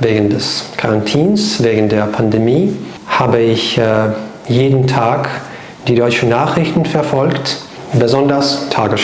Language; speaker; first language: German; non-native, fluent; Russian